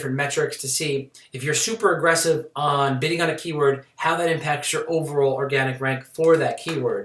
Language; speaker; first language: English; native; English